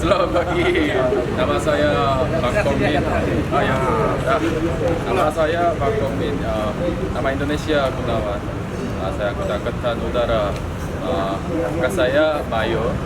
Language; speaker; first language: Indonesian; non-native, learner; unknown